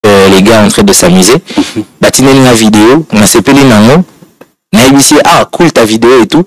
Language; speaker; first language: French; non-native, local second language; Lingala